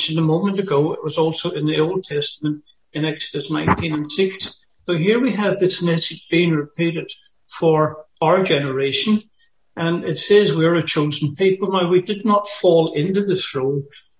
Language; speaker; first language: English; native; English